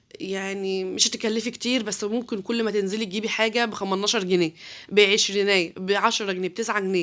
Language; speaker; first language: Arabic; native; Arabic